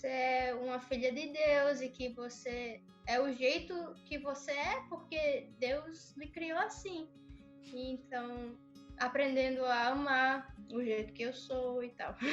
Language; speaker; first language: Portuguese; early bilingual, other home language; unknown